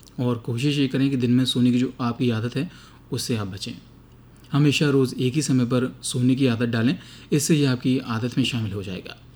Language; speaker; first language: Hindi; native; Hindi